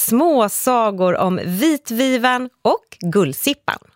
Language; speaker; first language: Swedish; native; Swedish